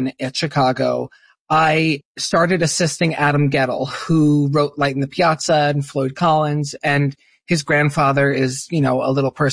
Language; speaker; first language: English; native; English